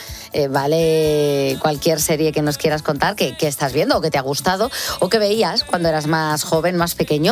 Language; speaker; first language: Spanish; native; Spanish